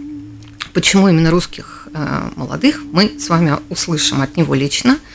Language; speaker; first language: Russian; native; Russian